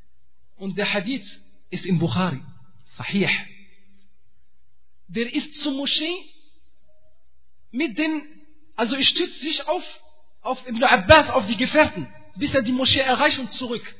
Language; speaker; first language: German; non-native, fluent; Arabic